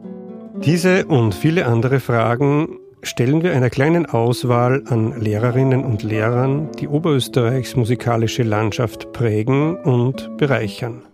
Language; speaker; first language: German; native; German